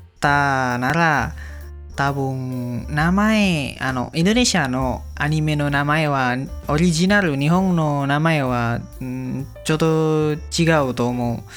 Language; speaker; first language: Japanese; non-native, learner; Indonesian